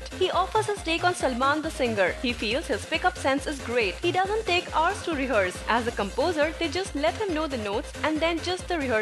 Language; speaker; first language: English; non-native, local second language; Hindi